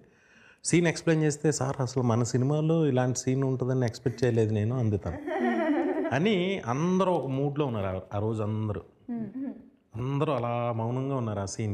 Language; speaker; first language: Telugu; native; Telugu